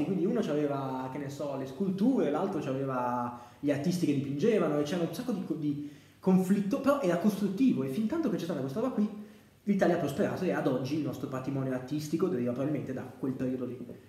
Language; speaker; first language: Italian; native; Italian